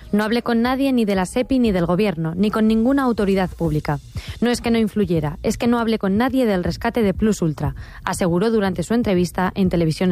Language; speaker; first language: Spanish; native; Spanish